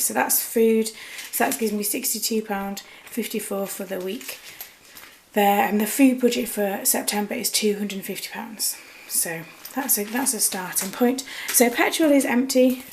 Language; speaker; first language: English; native; English